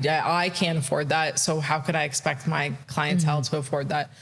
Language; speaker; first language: English; native; English